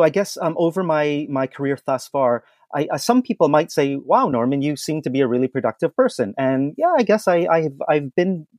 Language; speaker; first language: English; native; English